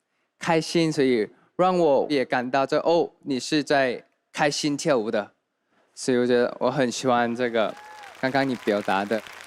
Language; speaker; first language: Chinese; non-native, learner; English